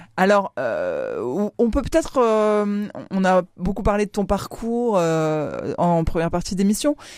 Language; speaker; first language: French; native; French